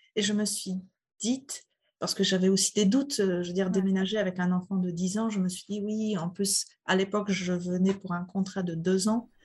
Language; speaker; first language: French; non-native, fluent; Polish